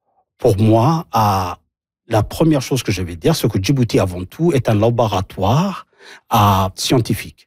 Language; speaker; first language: French; non-native, local second language; Somali